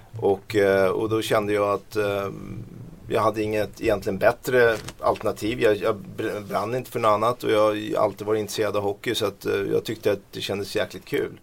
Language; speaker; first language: Swedish; native; Swedish